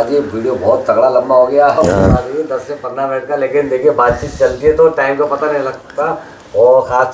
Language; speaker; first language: Hindi; native; Hindi